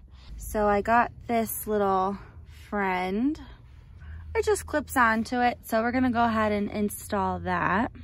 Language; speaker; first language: English; native; English